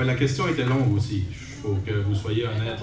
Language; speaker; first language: French; native; French